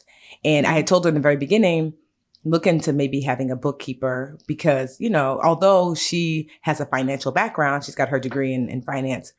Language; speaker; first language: English; native; English